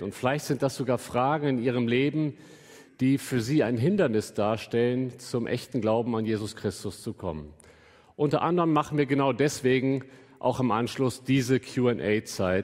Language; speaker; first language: German; native; German